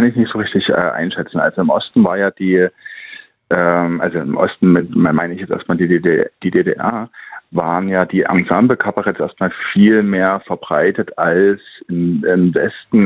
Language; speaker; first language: German; native; German